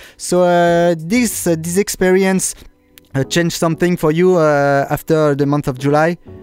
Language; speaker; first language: English; non-native, fluent; French